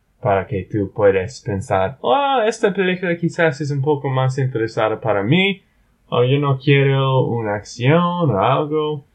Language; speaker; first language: Spanish; non-native, learner; English